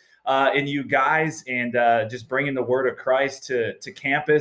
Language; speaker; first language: English; native; English